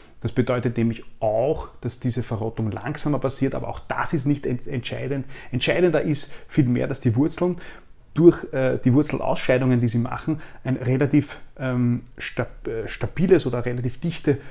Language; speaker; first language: German; native; German